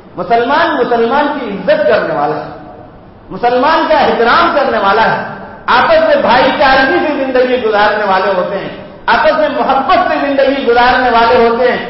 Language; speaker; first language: Urdu; native; Urdu